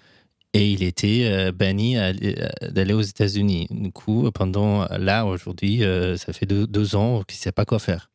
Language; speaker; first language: French; non-native, fluent; Persian